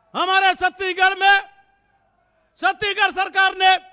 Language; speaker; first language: Hindi; native; Hindi